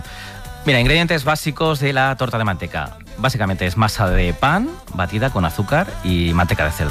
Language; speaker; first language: Spanish; native; Spanish